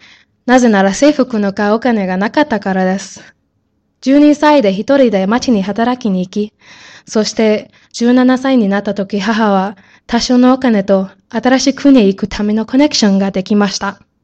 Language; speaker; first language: Japanese; non-native, learner; English